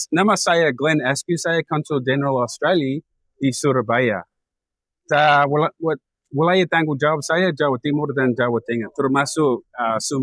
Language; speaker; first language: Indonesian; non-native, fluent; English